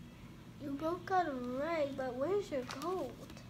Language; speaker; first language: English; native; English